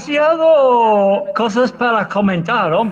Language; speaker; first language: Spanish; non-native, fluent; English